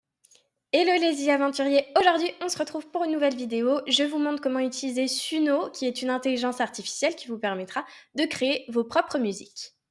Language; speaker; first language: French; native; French